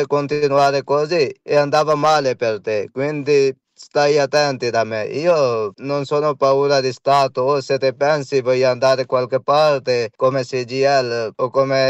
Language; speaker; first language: Italian; non-native, learner; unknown